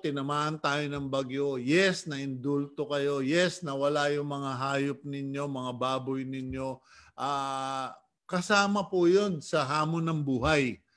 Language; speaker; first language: Filipino; native; Filipino